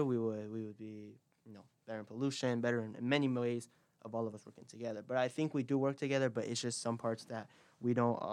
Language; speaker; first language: English; early bilingual, other home language; Spanish